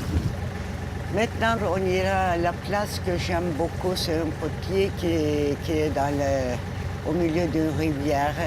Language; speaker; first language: French; non-native, fluent; Turkish